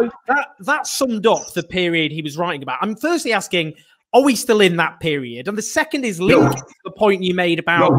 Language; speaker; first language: English; native; English